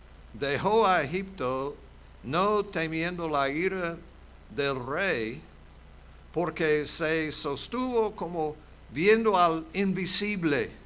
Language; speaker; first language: Spanish; non-native, fluent; English